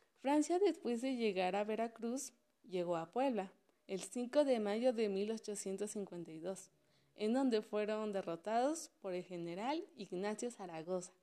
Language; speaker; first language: Spanish; native; Spanish